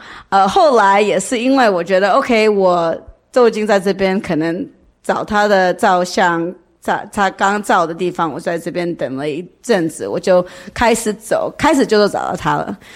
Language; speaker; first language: Chinese; early bilingual, heritage; English